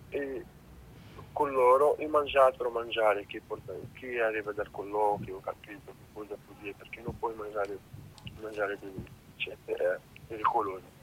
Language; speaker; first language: Italian; non-native, learner; Arabic